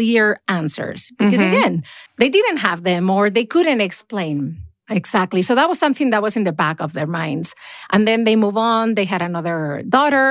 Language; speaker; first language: English; non-native, fluent; Spanish